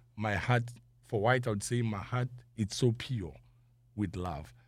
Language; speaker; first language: English; non-native, local second language; Zulu